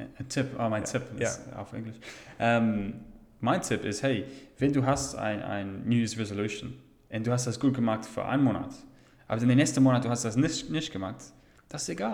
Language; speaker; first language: German; non-native, fluent; English